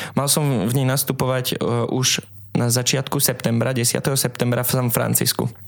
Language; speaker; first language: Slovak; native; Slovak